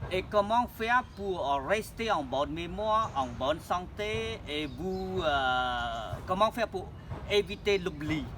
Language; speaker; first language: French; non-native, fluent; Khmer